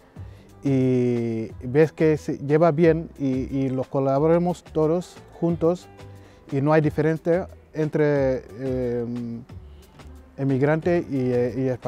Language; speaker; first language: Spanish; non-native, learner; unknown